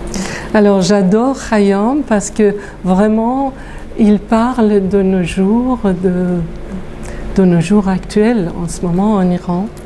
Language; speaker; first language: French; non-native, fluent; Persian